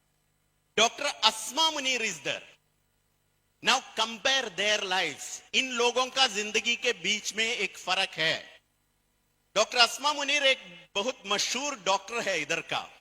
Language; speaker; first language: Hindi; non-native, fluent; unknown